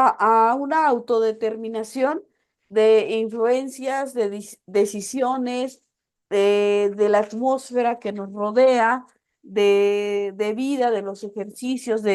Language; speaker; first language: Spanish; native; Spanish